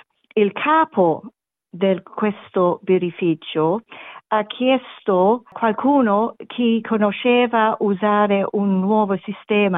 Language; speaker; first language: Italian; non-native, learner; German